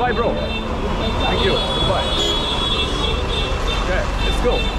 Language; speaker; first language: English; non-native, learner; Arabic